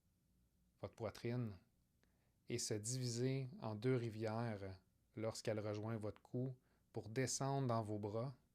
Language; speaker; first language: French; native; French